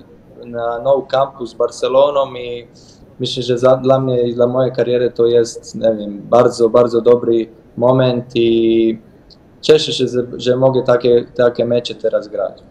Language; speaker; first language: Polish; non-native, learner; Bosnian